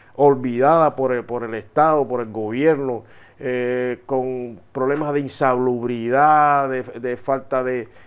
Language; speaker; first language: Spanish; native; Spanish